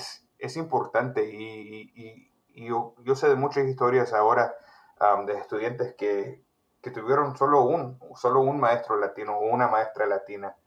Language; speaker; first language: Spanish; early bilingual, heritage; Spanish